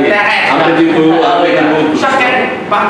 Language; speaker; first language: French; non-native, learner; Vietnamese